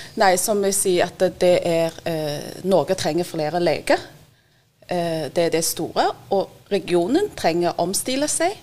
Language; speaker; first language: Norwegian; non-native, fluent; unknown